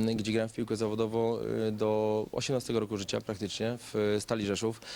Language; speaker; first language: Polish; native; Polish